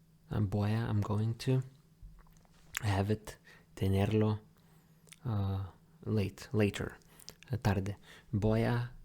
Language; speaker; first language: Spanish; non-native, learner; English